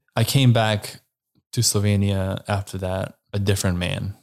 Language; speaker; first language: English; non-native, fluent; Slovenian